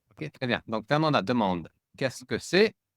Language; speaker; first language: French; non-native, fluent; English